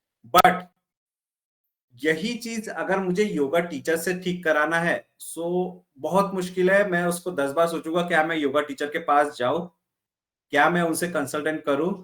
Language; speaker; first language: Hindi; native; Hindi